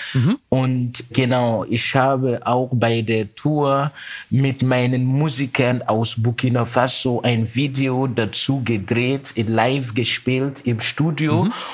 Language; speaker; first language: German; non-native, fluent; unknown